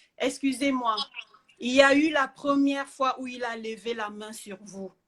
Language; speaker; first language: French; native; French